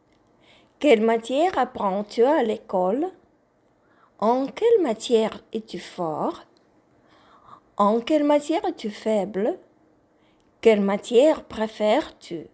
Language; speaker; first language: French; non-native, fluent; Ukrainian